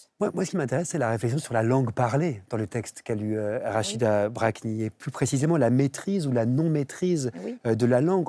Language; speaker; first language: French; native; French